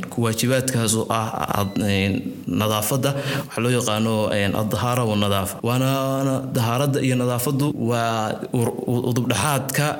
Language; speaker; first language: Somali; native; Somali